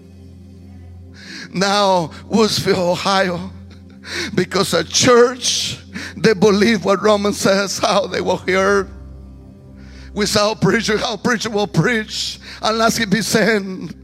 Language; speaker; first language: English; non-native, fluent; Spanish